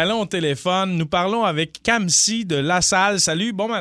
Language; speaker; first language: French; native; French